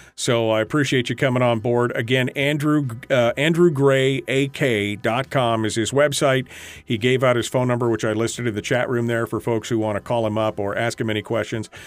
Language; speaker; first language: English; native; English